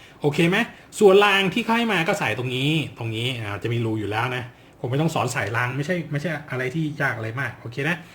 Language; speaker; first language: Thai; native; Thai